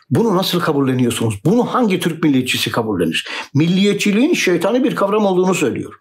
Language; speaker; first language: Turkish; native; Turkish